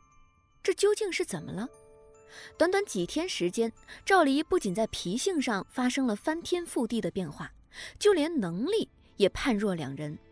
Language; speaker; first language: Chinese; native; Chinese